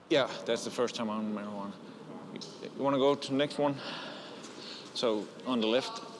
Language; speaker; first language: English; non-native, fluent; Danish